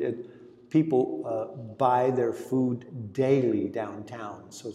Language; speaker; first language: English; early bilingual, other home language; Greek